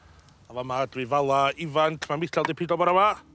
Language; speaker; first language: Welsh; native; Welsh